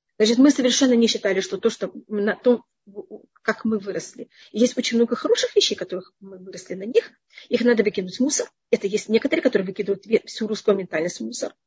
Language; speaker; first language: Russian; native; Russian